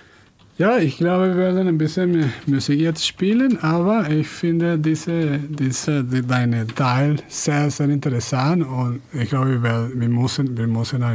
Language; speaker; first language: German; non-native, fluent; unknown